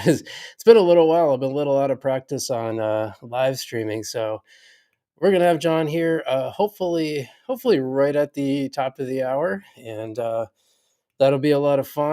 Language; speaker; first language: English; native; English